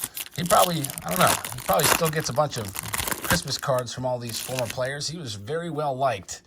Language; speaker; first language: English; native; English